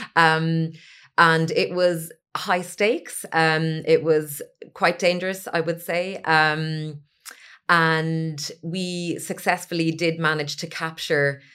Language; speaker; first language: English; native; English